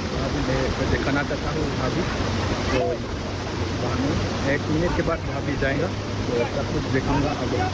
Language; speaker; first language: Hindi; non-native, local second language; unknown